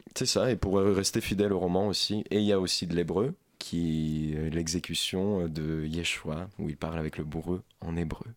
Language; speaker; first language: French; non-native, fluent; Ukrainian